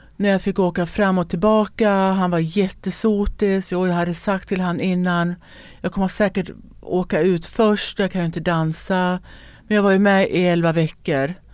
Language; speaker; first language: Swedish; native; Swedish